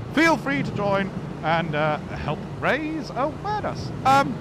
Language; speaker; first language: English; native; English